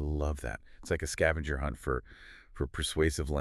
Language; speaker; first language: English; native; English